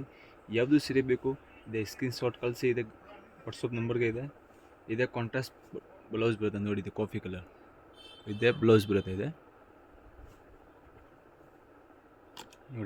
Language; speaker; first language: Kannada; non-native, local second language; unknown